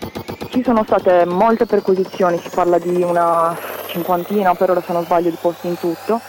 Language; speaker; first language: Italian; native; Italian